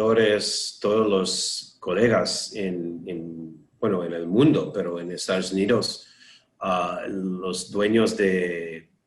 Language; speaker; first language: Spanish; non-native, learner; English